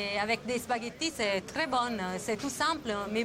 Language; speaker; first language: French; non-native, fluent; Italian